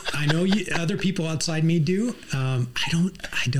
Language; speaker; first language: English; native; English